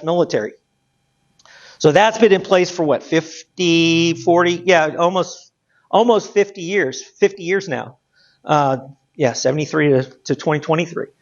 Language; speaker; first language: English; native; English